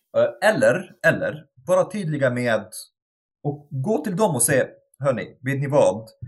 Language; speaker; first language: Swedish; non-native, fluent; Arabic